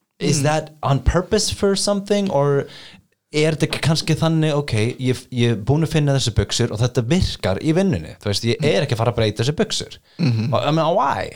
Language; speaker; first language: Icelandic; early bilingual, heritage; English